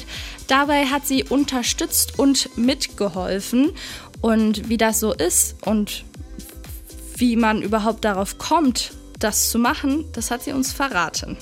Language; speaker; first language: German; native; German